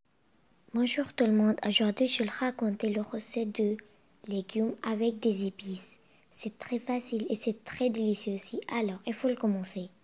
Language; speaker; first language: French; non-native, learner; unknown